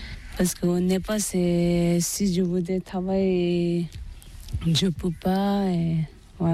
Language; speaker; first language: French; non-native, learner; Tibetan